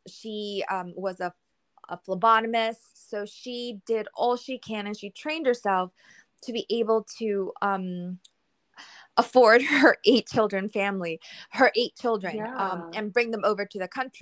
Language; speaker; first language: English; early bilingual, other home language; Spanish